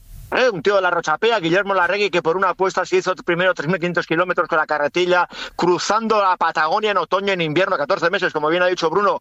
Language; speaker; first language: Spanish; native; Spanish